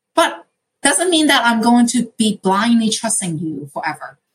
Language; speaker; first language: English; non-native, local second language; Cantonese